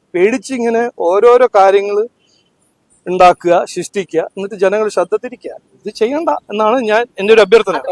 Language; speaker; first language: Malayalam; early bilingual, heritage; Malayalam